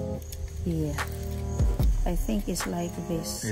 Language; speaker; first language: English; non-native, learner; Filipino